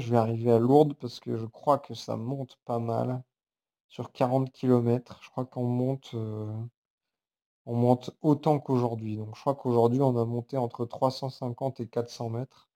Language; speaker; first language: French; native; French